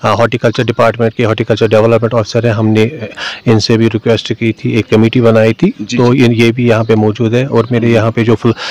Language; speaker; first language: Hindi; non-native, local second language; Kashmiri